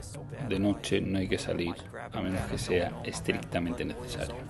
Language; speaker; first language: Spanish; native; Spanish